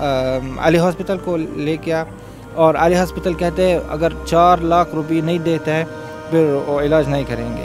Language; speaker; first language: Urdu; non-native, fluent; Arabic